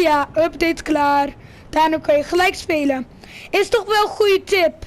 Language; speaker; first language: Dutch; early bilingual, other home language; Turkish